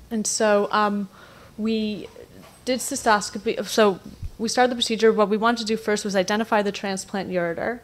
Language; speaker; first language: English; native; English